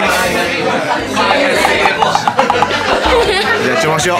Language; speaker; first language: Japanese; non-native, fluent; Indonesian